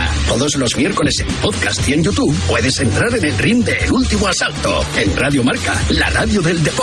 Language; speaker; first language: Spanish; non-native, fluent; French